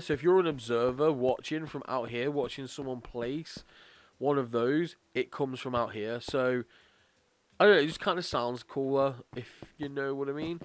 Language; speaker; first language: English; native; English